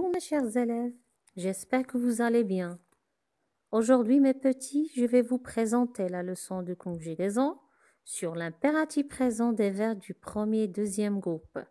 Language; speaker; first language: French; non-native, local second language; Arabic